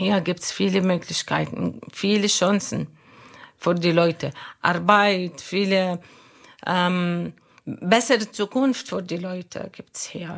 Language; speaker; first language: German; non-native, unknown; Arabic